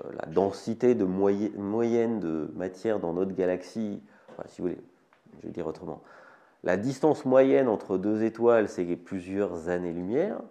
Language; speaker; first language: French; native; French